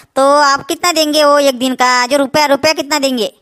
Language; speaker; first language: Hindi; non-native, local second language; Marathi